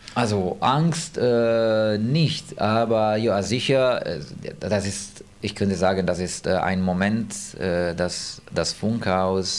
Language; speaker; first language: German; non-native, fluent; Italian